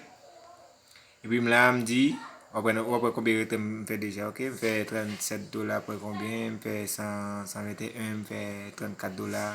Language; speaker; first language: French; non-native, learner; Haitian Creole